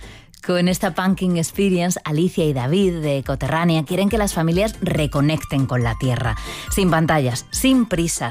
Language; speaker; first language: Spanish; native; Spanish